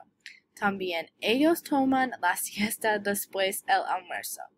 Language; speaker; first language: Spanish; non-native, learner; English